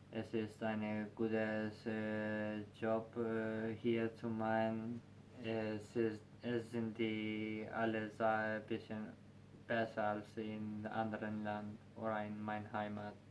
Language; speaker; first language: German; non-native, learner; Albanian